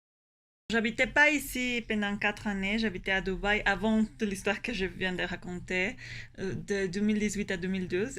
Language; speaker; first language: French; non-native, fluent; Spanish